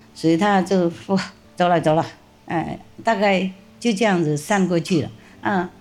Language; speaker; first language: Chinese; non-native, fluent; Vietnamese